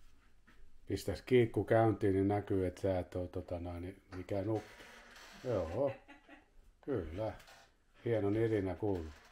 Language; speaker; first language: Finnish; native; Finnish